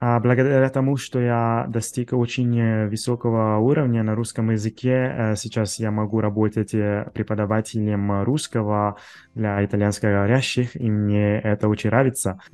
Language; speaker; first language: Russian; non-native, fluent; Italian